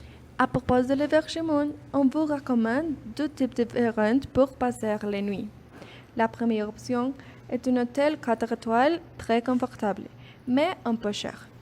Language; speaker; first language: French; non-native, learner; Spanish